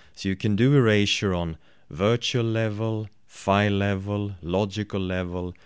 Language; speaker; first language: English; non-native, fluent; Swedish